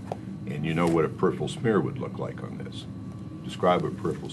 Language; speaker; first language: English; native; English